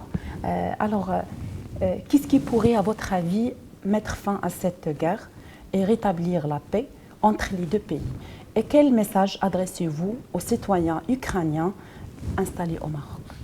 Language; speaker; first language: French; non-native, local second language; Arabic